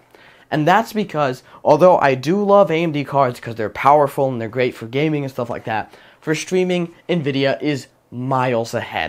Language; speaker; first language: English; native; English